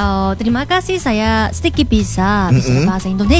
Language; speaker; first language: Indonesian; non-native, learner; Korean